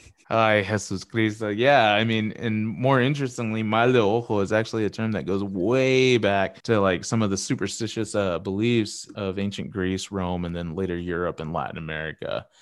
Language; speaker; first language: English; early bilingual, other home language; Spanish